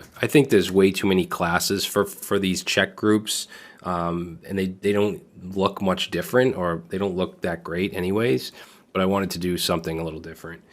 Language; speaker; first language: English; native; English